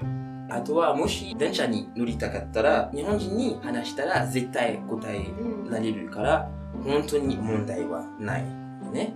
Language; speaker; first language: Japanese; non-native, fluent; French